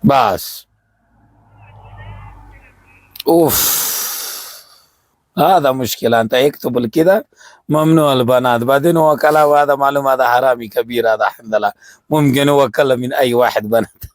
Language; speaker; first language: Arabic; non-native, learner; Urdu